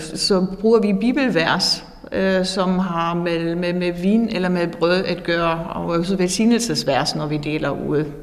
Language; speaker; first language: Danish; non-native, fluent; German